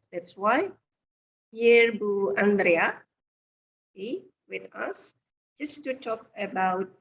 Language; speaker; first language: English; non-native, fluent; Indonesian